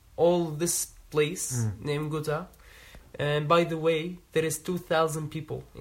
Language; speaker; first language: English; non-native, learner; Arabic